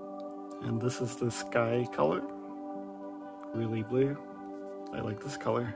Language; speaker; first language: English; native; English